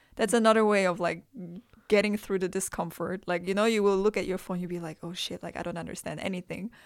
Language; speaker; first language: English; non-native, fluent; Indonesian